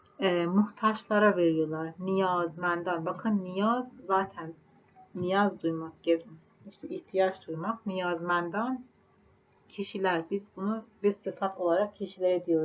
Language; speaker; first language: Turkish; non-native, fluent; Persian